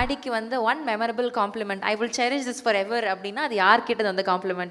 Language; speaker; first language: Tamil; native; Tamil